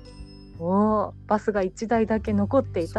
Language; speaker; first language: Japanese; native; Japanese